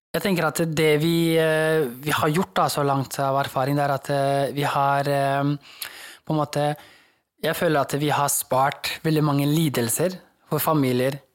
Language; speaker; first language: Norwegian; early bilingual, other home language; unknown